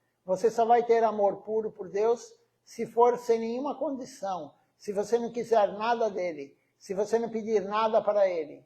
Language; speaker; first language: Portuguese; native; Portuguese